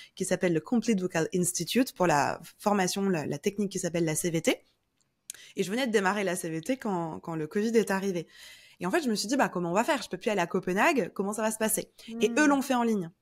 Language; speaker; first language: French; native; French